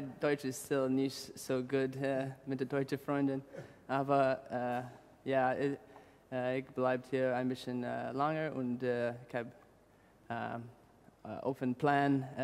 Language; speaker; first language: German; non-native, learner; English